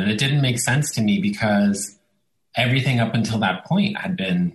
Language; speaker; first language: English; early bilingual, other home language; Italian